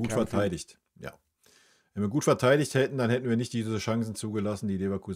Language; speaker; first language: German; native; German